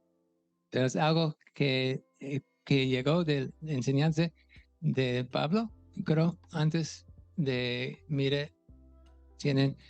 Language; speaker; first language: Spanish; non-native, fluent; English